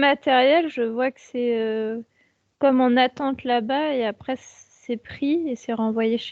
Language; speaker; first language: French; native; French